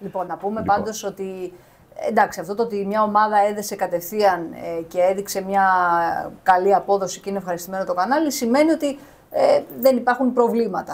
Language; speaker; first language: Greek; native; Greek